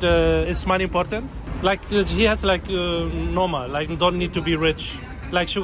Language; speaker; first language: English; non-native, learner; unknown